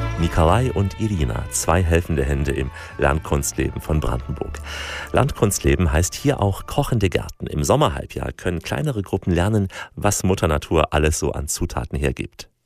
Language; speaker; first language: German; native; German